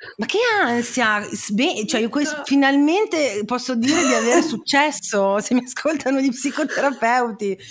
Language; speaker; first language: Italian; native; Italian